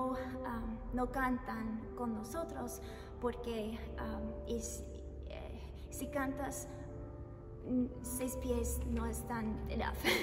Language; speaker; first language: Spanish; non-native, learner; English